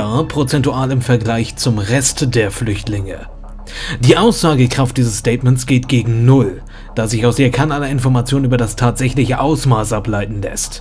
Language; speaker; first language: German; native; German